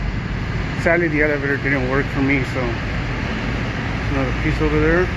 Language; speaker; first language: English; native; English